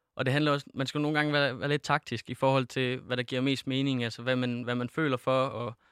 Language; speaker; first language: Danish; native; Danish